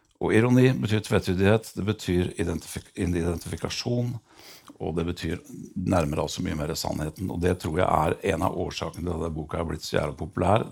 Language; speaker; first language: Norwegian; native; Norwegian